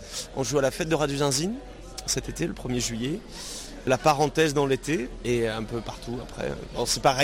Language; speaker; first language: French; native; French